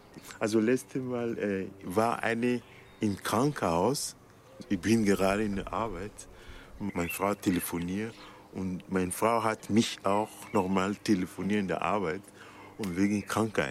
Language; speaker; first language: German; non-native, learner; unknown